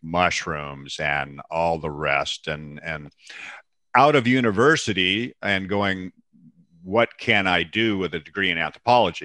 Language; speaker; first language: English; native; English